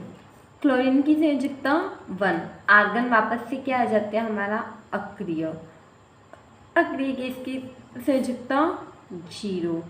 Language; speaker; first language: Hindi; native; Hindi